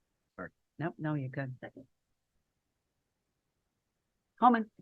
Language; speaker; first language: English; native; English